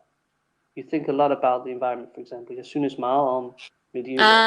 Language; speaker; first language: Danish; non-native, fluent; English